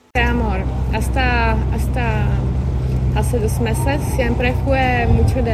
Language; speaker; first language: Spanish; non-native, learner; Czech